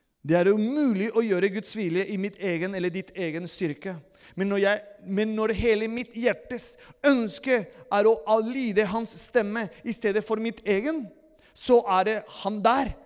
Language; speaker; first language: Norwegian; non-native, fluent; Spanish